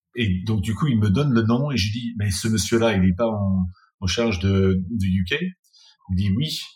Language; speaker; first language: French; non-native, fluent; English